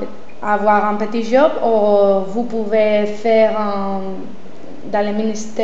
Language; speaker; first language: French; non-native, learner; Spanish